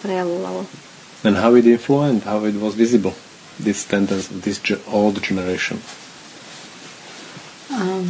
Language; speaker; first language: English; non-native, learner; Slovak